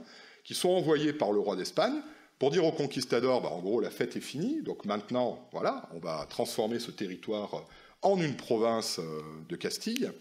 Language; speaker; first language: French; native; French